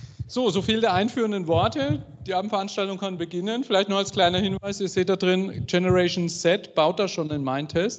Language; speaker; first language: German; native; German